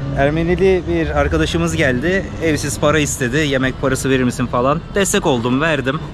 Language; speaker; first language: Turkish; native; Turkish